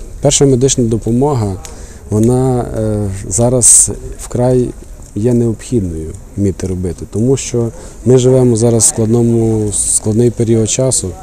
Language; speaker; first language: Ukrainian; native; Ukrainian